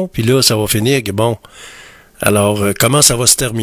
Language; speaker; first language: French; native; French